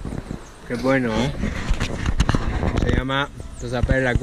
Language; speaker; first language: Spanish; non-native, learner; French